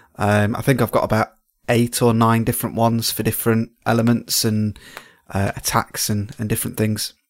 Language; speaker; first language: English; native; English